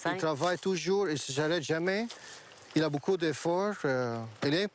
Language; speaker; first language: French; non-native, fluent; Greek